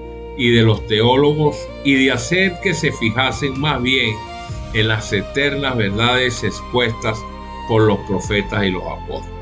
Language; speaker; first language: Spanish; native; Spanish